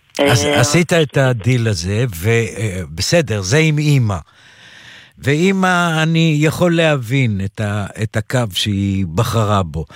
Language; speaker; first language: Hebrew; native; Hebrew